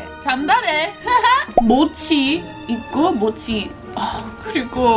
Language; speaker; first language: Korean; non-native, fluent; English